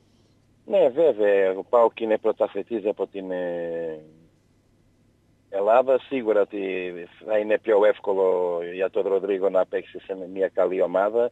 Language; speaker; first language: Greek; non-native, learner; Portuguese